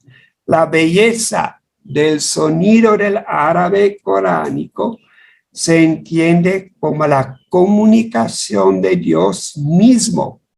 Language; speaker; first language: Spanish; non-native, fluent; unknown